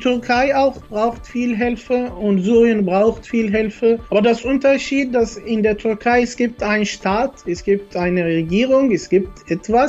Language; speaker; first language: German; non-native, learner; Arabic